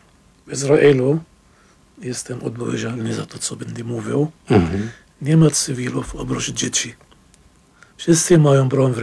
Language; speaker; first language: Polish; non-native, fluent; Arabic